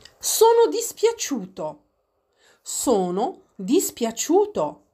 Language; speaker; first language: Italian; non-native, fluent; Arabic